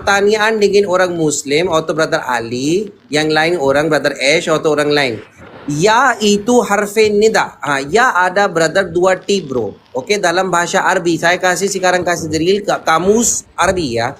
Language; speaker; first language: Indonesian; non-native, learner; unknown